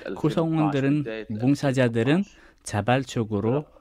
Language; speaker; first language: Korean; non-native, fluent; Arabic